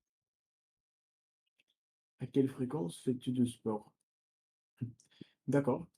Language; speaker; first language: French; non-native, fluent; Russian